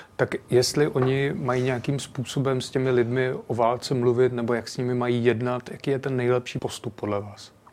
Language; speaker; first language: Czech; native; Czech